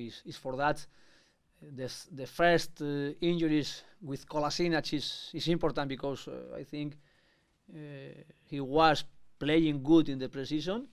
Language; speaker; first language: English; non-native, learner; Spanish